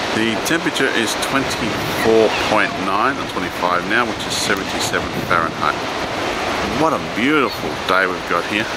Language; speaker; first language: English; native; English